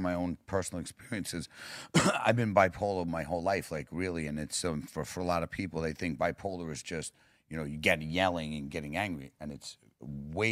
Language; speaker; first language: English; native; English